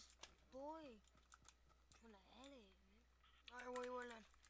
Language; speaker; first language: English; native; English